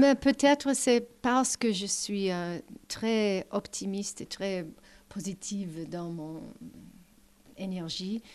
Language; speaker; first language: French; non-native, learner; English